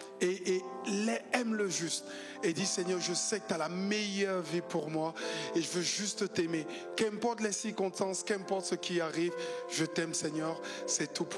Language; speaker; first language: French; native; French